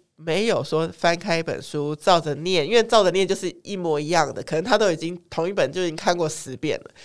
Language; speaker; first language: Chinese; native; Chinese